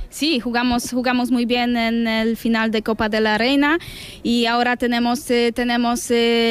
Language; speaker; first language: Spanish; non-native, learner; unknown